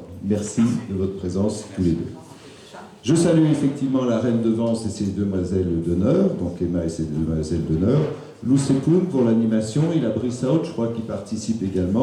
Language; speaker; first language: French; native; French